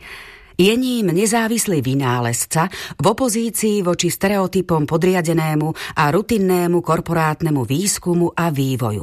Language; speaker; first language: Slovak; native; Slovak